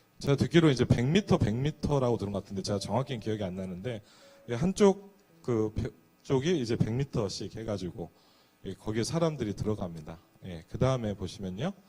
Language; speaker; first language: Korean; native; Korean